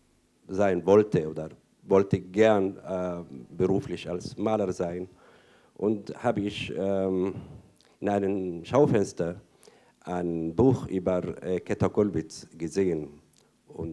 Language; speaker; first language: German; non-native, fluent; Arabic